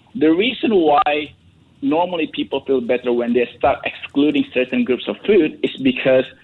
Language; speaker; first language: English; non-native, fluent; Indonesian